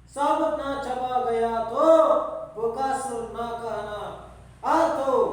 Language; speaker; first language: Hindi; non-native, local second language; Kannada